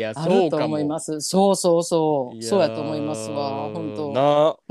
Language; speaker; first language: Japanese; native; Japanese